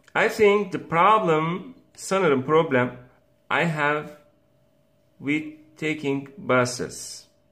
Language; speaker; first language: English; non-native, fluent; Turkish